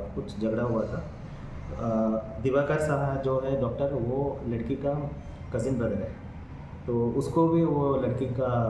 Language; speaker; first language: Hindi; non-native, local second language; Bangla